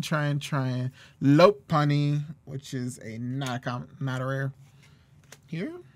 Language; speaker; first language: English; native; English